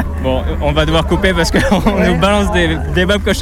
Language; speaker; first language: French; native; French